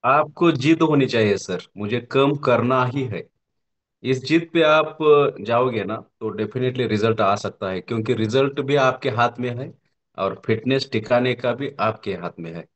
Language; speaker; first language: Hindi; non-native, local second language; Marathi